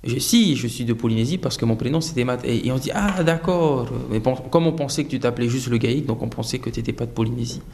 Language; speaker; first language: French; native; French